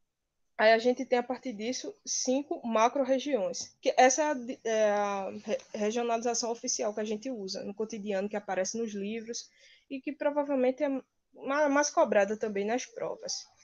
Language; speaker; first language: Portuguese; native; Portuguese